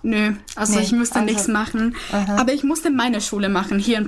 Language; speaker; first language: German; non-native, learner; Czech